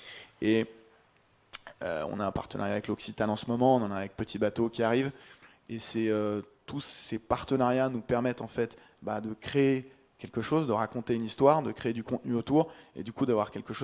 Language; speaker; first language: French; native; French